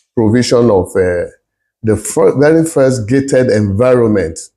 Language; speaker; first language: English; non-native, local second language; Yoruba